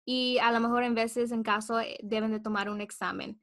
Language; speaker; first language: Spanish; early bilingual, heritage; Spanish